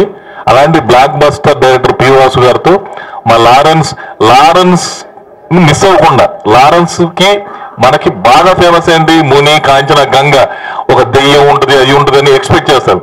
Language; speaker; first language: Telugu; native; Telugu